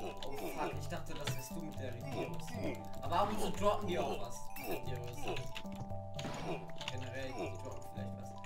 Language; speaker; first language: German; native; German